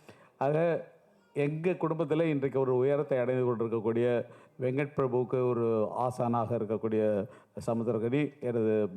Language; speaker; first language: Tamil; native; Tamil